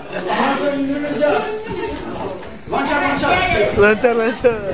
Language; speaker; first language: Indonesian; non-native, learner; Turkish